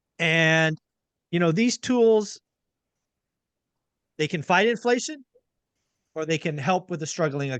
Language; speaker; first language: English; native; English